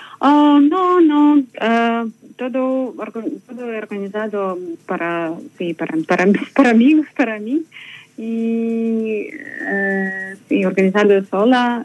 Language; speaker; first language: Spanish; non-native, learner; Russian